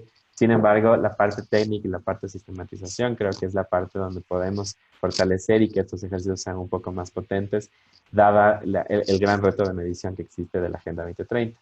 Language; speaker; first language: Spanish; native; Spanish